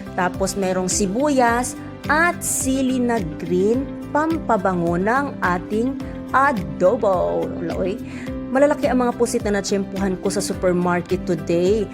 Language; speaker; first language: Filipino; non-native, local second language; Cebuano